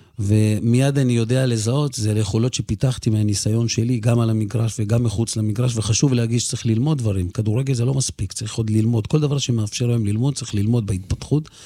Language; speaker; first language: Hebrew; early bilingual, other home language; Russian